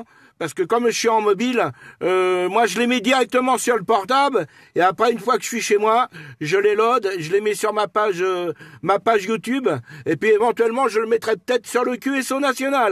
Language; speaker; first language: French; native; French